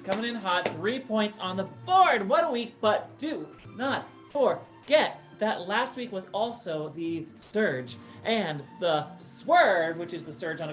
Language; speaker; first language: English; native; English